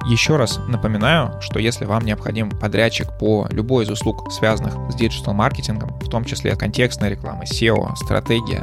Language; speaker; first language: Russian; native; Russian